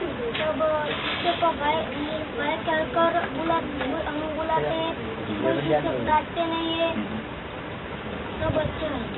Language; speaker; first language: Hindi; non-native, local second language; Gujarati